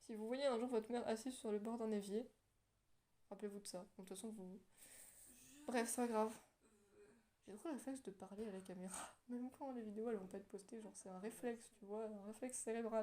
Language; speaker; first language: French; native; French